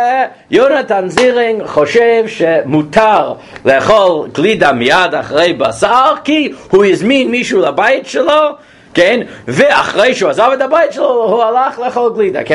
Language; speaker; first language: Hebrew; non-native, fluent; English